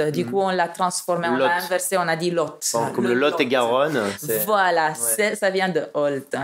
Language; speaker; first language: French; non-native, fluent; Romanian